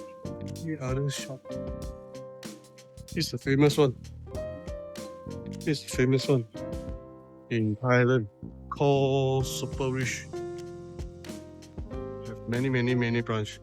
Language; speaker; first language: English; non-native, local second language; Chinese